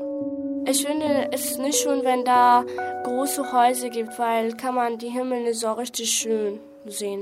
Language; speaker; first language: German; non-native, learner; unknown